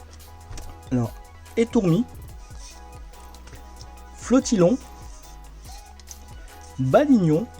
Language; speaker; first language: French; native; French